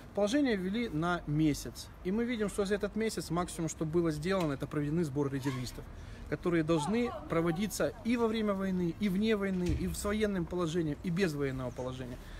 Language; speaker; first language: Russian; native; Russian